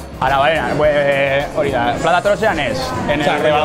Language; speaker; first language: Basque; native; Basque